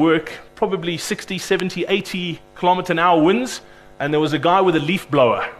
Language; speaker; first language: English; native; English